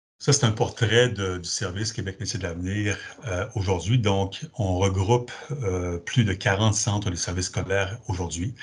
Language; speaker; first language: French; native; French